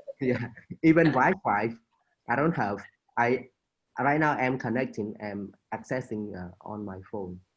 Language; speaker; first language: English; non-native, fluent; Khmer